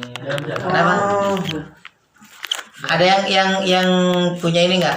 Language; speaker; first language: Indonesian; native; Indonesian